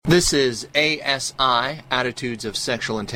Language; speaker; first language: English; native; English